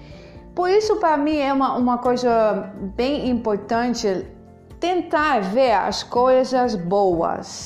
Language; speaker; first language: Portuguese; non-native, fluent; Dutch